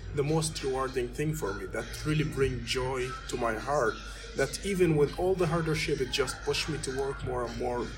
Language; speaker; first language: English; non-native, fluent; Arabic